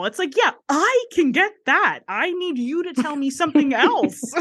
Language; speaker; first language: English; native; English